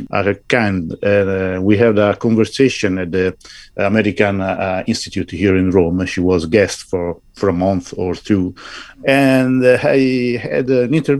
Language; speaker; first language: English; non-native, fluent; Italian